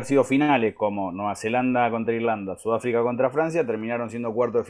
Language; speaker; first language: Spanish; native; Spanish